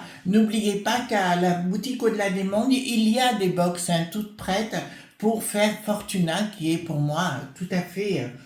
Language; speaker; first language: French; native; French